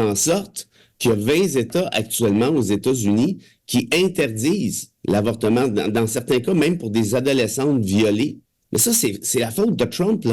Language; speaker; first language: French; native; French